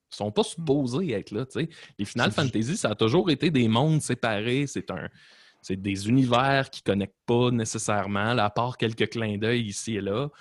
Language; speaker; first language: French; native; French